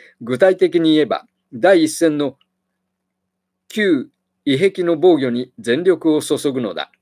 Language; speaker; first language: Japanese; native; Japanese